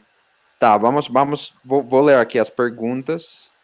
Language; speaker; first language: Portuguese; non-native, fluent; Spanish